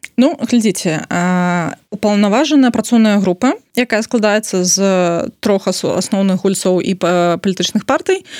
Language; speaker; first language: Belarusian; non-native, local second language; Russian